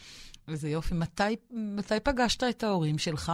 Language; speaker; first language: Hebrew; native; Hebrew